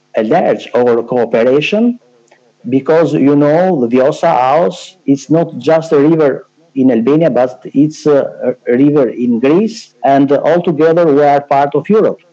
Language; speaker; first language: English; non-native, fluent; Albanian